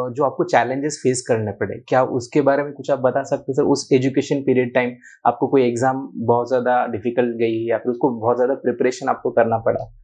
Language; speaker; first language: Hindi; non-native, local second language; Marathi